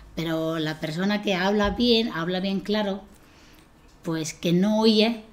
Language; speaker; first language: Spanish; non-native, fluent; Estonian